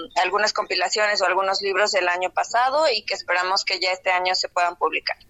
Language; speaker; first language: Spanish; native; Spanish